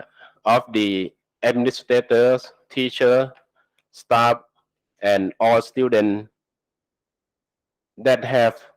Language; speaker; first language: English; non-native, learner; Thai